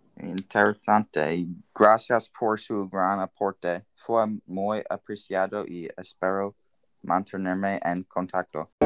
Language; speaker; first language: Spanish; non-native, learner; English